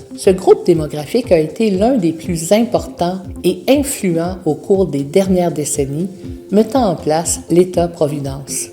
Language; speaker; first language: French; native; French